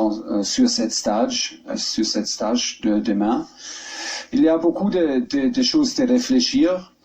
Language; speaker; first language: French; non-native, learner; German